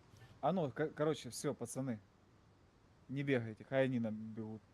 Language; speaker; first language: Russian; native; Russian